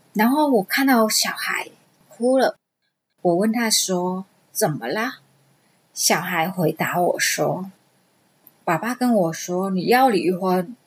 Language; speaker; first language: Chinese; non-native, fluent; Vietnamese